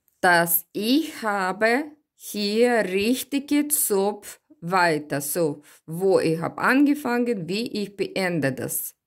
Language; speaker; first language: German; non-native, learner; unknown